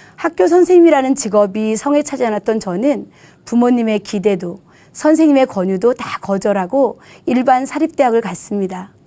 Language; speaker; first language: Korean; native; Korean